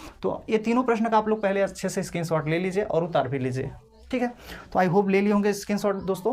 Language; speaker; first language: Hindi; native; Hindi